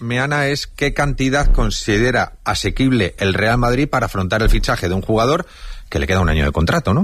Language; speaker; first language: Spanish; native; Spanish